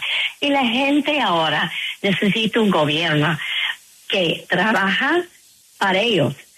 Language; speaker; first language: Spanish; non-native, fluent; English